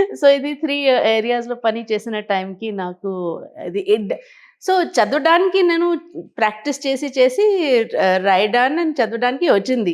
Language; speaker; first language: Telugu; non-native, learner; Hindi